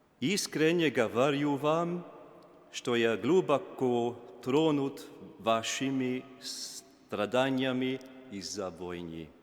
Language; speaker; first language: Russian; non-native, learner; Hungarian